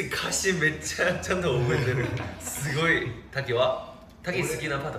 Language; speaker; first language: Japanese; non-native, fluent; Chinese